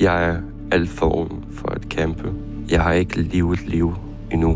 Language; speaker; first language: Danish; non-native, fluent; Ukrainian